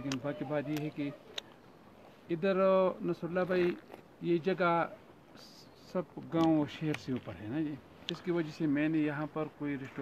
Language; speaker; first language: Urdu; non-native, local second language; Pashto